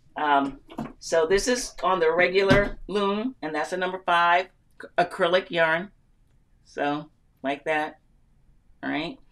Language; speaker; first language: English; native; English